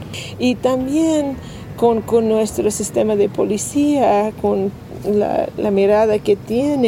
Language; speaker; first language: Spanish; non-native, learner; English